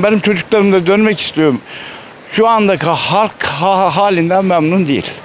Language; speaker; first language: Turkish; native; Turkish